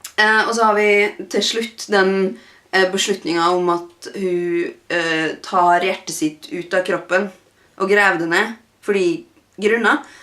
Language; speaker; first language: Norwegian; native; Norwegian